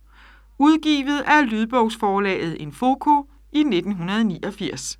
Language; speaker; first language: Danish; native; Danish